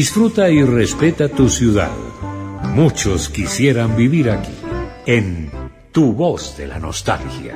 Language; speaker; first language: Spanish; native; Spanish